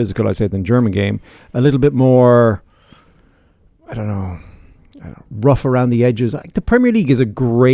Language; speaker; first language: English; native; English